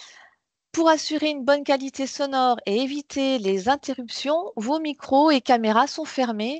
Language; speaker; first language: French; native; French